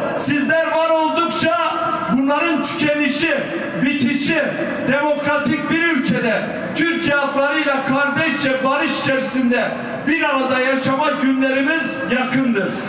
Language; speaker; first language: Turkish; non-native, local second language; Kurdish